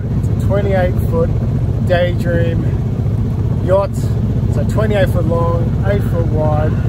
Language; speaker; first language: English; native; English